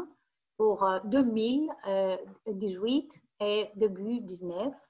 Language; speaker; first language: French; non-native, fluent; Greek